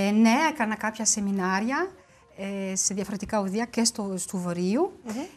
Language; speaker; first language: Greek; early bilingual, heritage; Greek